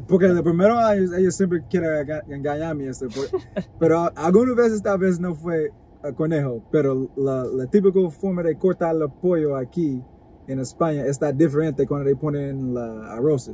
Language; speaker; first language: Spanish; non-native, learner; English